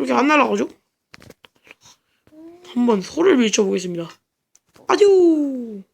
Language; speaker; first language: Korean; native; Korean